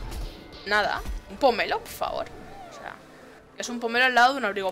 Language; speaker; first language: Spanish; native; Spanish